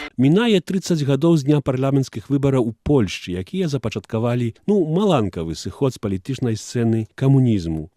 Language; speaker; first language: Belarusian; native; Belarusian